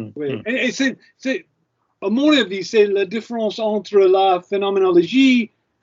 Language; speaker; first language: French; non-native, fluent; English